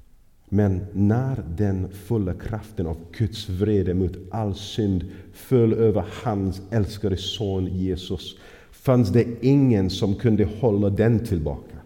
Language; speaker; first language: Swedish; non-native, fluent; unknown